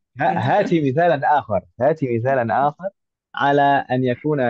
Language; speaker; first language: Arabic; non-native, fluent; Indonesian